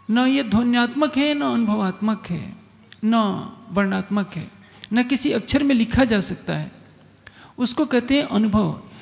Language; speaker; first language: Hindi; native; Hindi